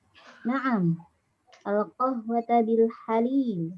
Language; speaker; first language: Arabic; non-native, learner; Indonesian